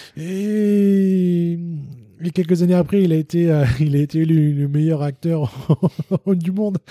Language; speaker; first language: French; native; French